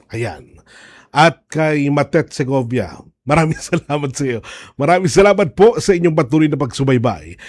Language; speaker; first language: Filipino; native; Filipino